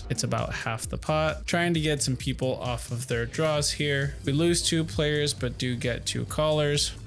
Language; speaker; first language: English; native; English